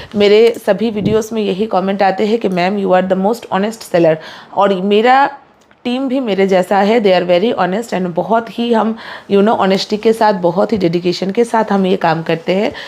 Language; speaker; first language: Hindi; non-native, local second language; Bangla